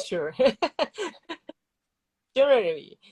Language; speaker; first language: English; non-native, learner; Chinese